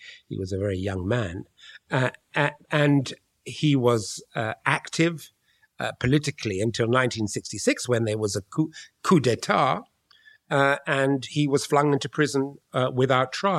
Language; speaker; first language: English; native; English